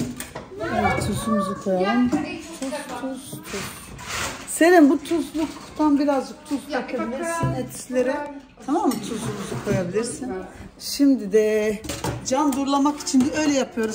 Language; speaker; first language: Turkish; early bilingual, heritage; Turkish